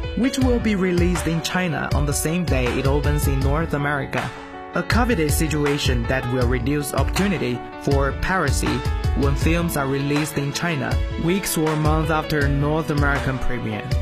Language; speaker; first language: English; non-native, fluent; Chinese